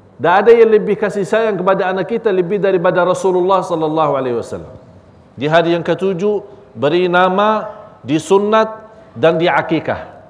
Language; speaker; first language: Malay; non-native, fluent; Arabic